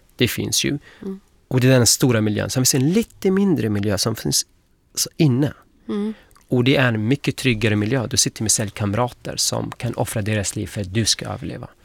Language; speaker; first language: Swedish; non-native, fluent; Arabic